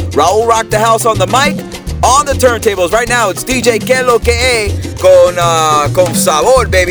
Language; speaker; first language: English; early bilingual, other home language; Spanish